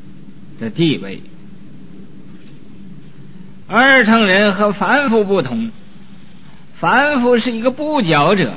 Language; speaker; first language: Chinese; native; Chinese